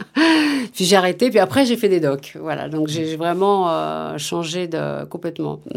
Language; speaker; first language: French; native; French